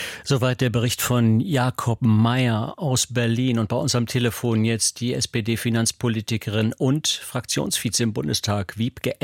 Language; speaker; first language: German; native; German